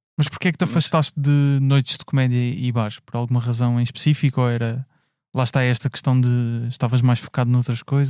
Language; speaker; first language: Portuguese; native; Portuguese